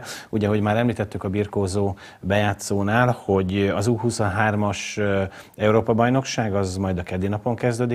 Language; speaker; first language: Hungarian; native; Hungarian